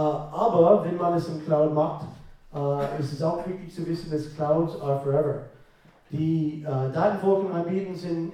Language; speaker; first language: German; non-native, fluent; English